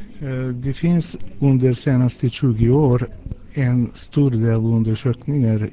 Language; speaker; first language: Swedish; non-native, fluent; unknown